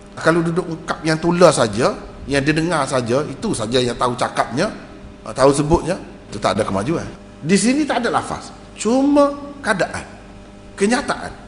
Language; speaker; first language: Malay; native; Malay